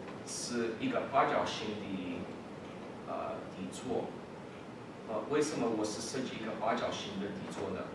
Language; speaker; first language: Chinese; early bilingual, heritage; English